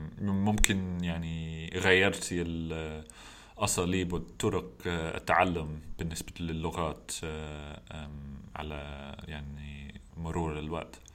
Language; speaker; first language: Arabic; non-native, fluent; English